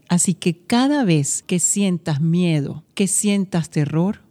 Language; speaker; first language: Spanish; native; Spanish